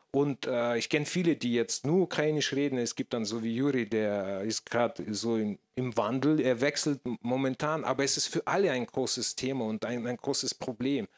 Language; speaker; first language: German; non-native, fluent; Russian